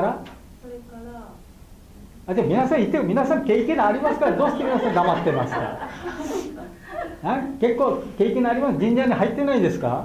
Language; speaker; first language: Japanese; non-native, learner; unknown